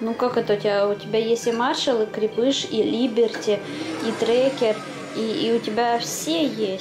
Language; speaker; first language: Russian; native; Russian